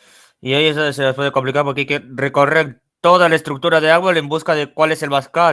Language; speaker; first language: Spanish; native; Spanish